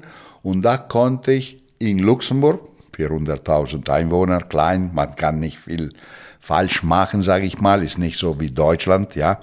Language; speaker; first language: German; non-native, fluent; Italian